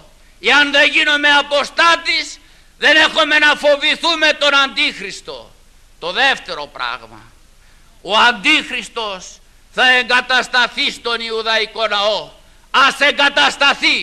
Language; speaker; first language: Greek; native; Greek